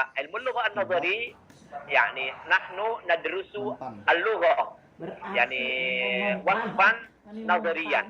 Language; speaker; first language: Arabic; non-native, fluent; Indonesian